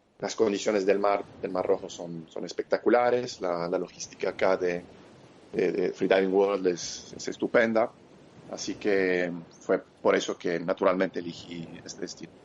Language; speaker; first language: Spanish; non-native, fluent; French